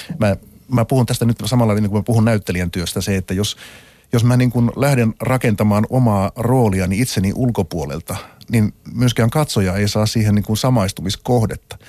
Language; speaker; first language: Finnish; native; Finnish